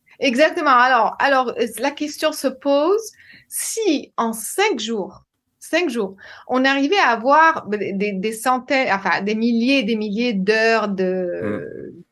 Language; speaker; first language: French; non-native, fluent; English